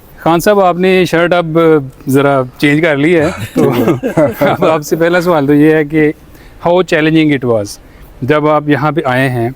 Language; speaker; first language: Urdu; non-native, local second language; Punjabi